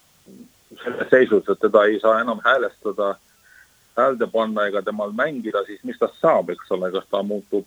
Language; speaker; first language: Estonian; native; Estonian